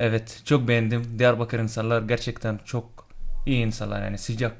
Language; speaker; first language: Turkish; non-native, learner; Arabic